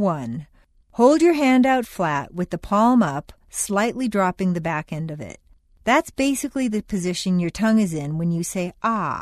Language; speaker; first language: English; native; English